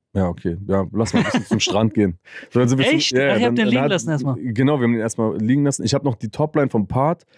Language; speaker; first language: German; native; German